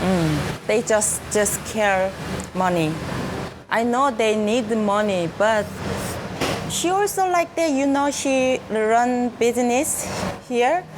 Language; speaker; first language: English; non-native, learner; Korean